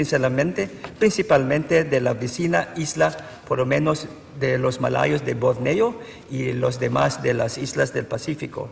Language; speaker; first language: Spanish; non-native, fluent; Filipino